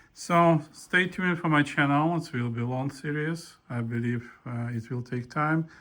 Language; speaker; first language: English; non-native, fluent; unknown